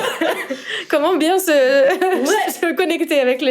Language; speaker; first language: French; native; French